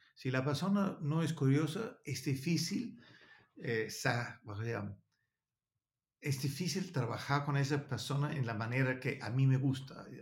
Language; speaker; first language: Spanish; non-native, learner; Danish